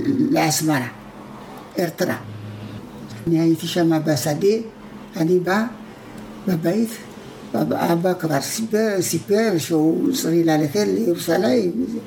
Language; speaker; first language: Hebrew; non-native, fluent; Amharic